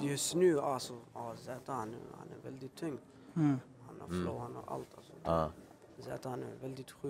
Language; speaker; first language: Swedish; early bilingual, other home language; Albanian